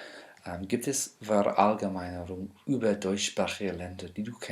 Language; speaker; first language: German; non-native, fluent; English